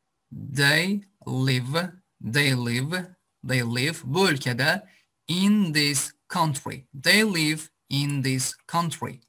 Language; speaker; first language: English; non-native, fluent; Azerbaijani